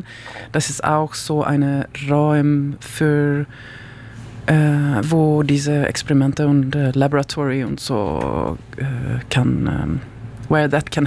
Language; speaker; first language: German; non-native, learner; Swedish